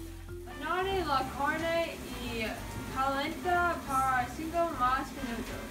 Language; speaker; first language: Spanish; non-native, learner; English